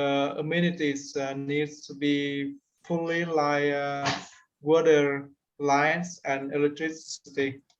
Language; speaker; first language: English; non-native, learner; Vietnamese